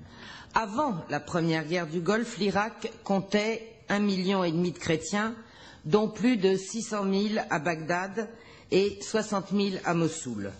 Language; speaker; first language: French; native; French